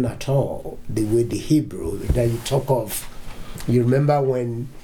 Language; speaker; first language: English; non-native, local second language; Yoruba